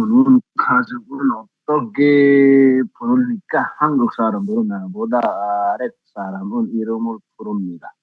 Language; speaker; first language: Korean; non-native, learner; Nepali